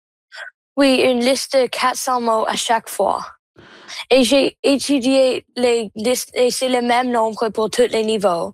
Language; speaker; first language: French; non-native, local second language; English